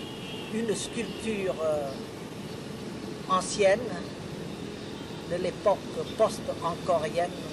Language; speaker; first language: French; non-native, local second language; Khmer